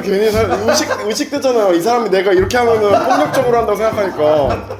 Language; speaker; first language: Korean; native; Korean